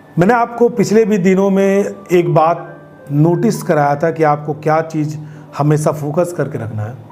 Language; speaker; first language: Hindi; native; Hindi